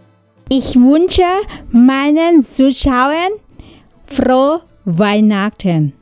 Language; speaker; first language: German; non-native, learner; Thai